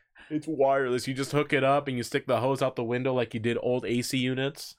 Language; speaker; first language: English; native; English